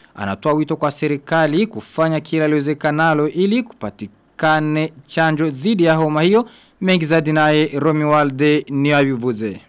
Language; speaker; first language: Swahili; non-native, local second language; Rundi